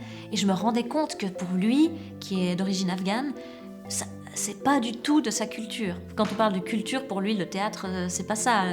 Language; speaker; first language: French; native; French